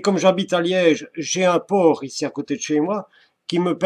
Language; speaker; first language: French; native; French